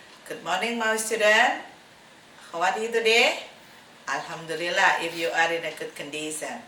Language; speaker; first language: English; non-native, fluent; Indonesian